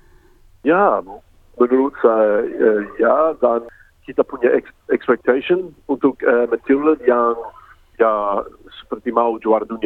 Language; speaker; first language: Indonesian; early bilingual, heritage; English